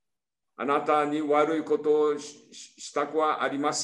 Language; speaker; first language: Japanese; early bilingual, heritage; Portuguese